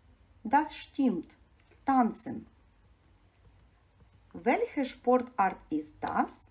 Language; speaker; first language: German; non-native, fluent; Ukrainian